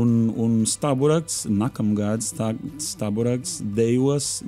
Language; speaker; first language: Latvian; non-native, learner; Portuguese